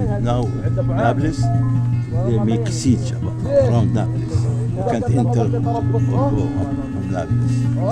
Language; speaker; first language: English; non-native, learner; Arabic